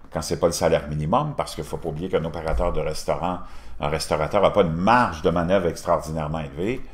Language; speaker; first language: French; native; French